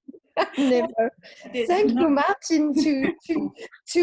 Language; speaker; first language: English; non-native, learner; French